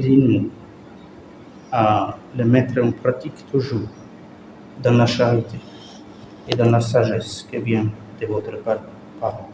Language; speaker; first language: French; non-native, fluent; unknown